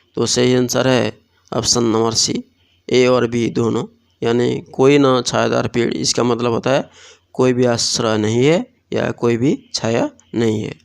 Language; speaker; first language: Hindi; non-native, local second language; Odia